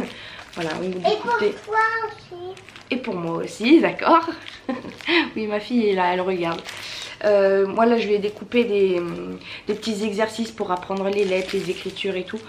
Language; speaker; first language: French; native; French